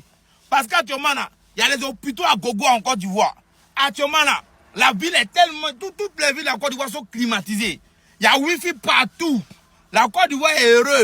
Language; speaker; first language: French; native; French